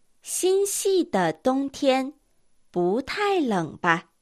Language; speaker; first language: Chinese; non-native, fluent; Japanese